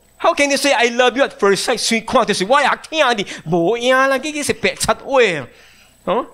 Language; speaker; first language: English; non-native, local second language; Min Nan Chinese